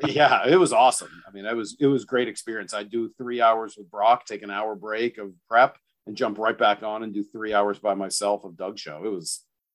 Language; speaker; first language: English; native; English